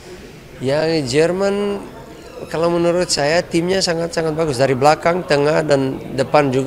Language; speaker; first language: Indonesian; non-native, fluent; Dutch